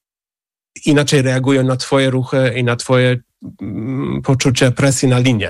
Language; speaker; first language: Polish; non-native, fluent; English